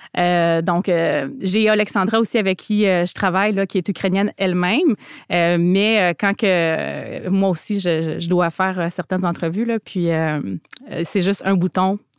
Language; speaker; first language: French; native; French